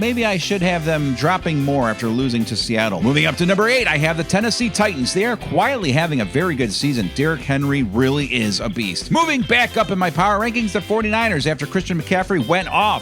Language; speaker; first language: English; native; English